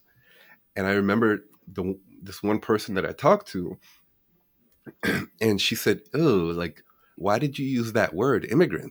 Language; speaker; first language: English; native; English